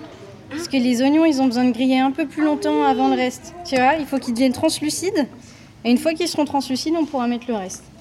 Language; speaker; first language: French; native; French